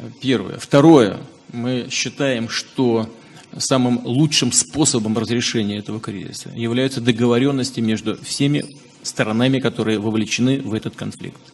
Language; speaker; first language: Russian; native; Russian